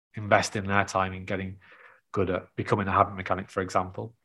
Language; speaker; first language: English; native; English